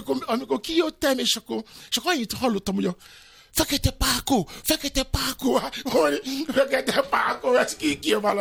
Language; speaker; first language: Hungarian; non-native, fluent; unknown